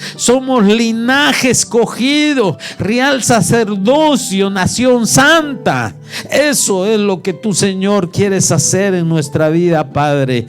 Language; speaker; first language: Spanish; native; Spanish